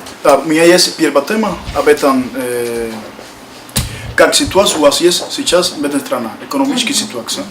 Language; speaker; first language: Russian; non-native, learner; Spanish